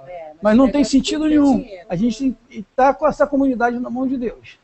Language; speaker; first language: Portuguese; native; Portuguese